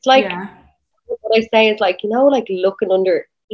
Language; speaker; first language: English; native; English